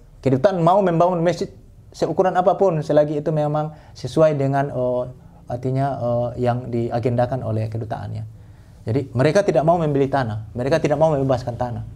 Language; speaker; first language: Indonesian; non-native, local second language; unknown